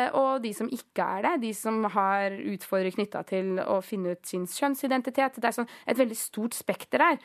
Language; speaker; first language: Norwegian; early bilingual, other home language; Greek